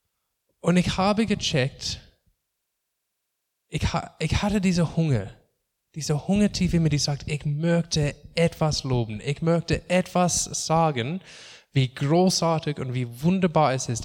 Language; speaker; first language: German; non-native, fluent; English